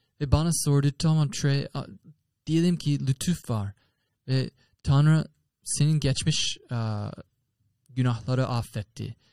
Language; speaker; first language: Turkish; non-native, fluent; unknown